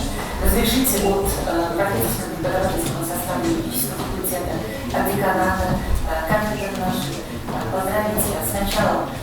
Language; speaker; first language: Russian; native; Russian